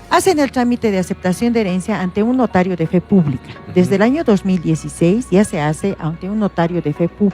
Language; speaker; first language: Spanish; native; Spanish